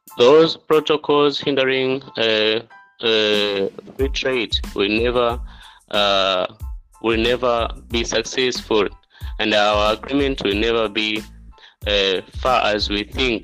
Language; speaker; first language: English; non-native, local second language; Swahili